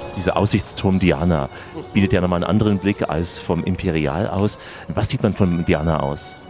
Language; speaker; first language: German; native; German